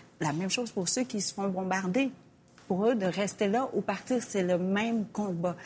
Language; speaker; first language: French; early bilingual, other home language; Vietnamese